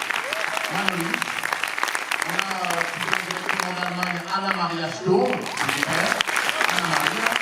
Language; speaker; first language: French; native; French